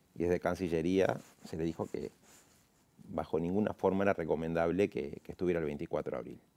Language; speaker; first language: Spanish; native; Spanish